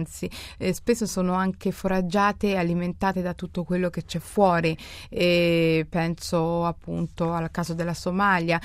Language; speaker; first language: Italian; early bilingual, other home language; Somali